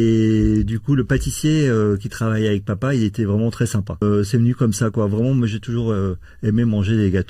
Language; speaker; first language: French; native; French